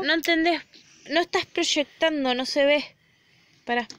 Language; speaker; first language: Spanish; native; Spanish